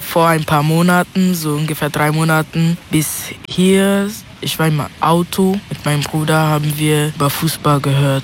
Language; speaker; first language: German; non-native, learner; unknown